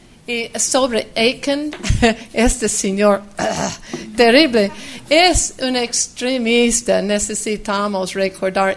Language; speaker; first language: Spanish; non-native, fluent; English